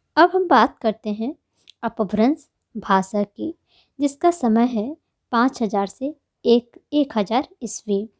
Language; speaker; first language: Hindi; native; Hindi